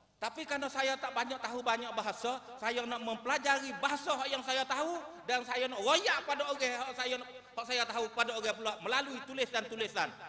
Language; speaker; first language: Malay; native; Malay